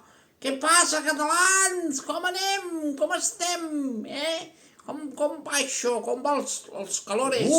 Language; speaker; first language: Catalan; non-native, local second language; Spanish